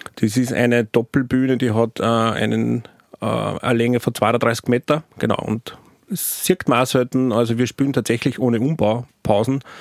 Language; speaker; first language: German; native; German